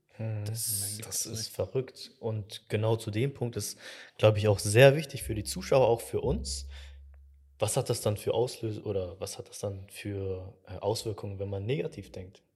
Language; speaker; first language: German; early bilingual, other home language; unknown